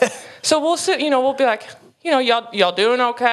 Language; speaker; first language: English; native; English